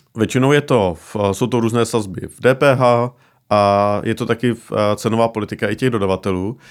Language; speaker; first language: Czech; native; Czech